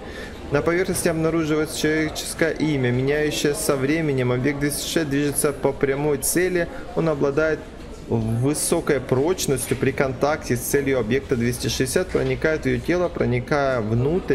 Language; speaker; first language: Russian; native; Russian